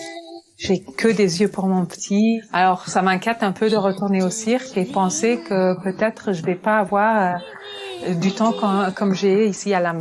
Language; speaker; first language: French; non-native, fluent; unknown